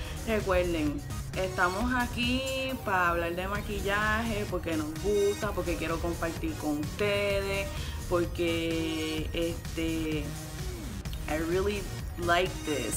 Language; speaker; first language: Spanish; early bilingual, heritage; Spanish